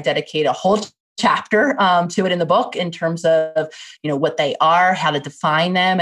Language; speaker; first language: English; native; English